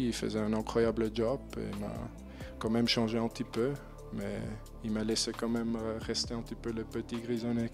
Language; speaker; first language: French; non-native, learner; German